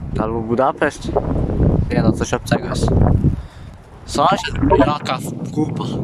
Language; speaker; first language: Polish; native; Polish